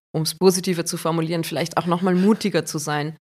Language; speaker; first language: German; native; German